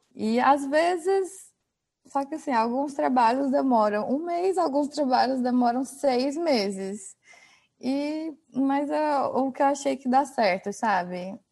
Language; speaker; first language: Portuguese; native; Portuguese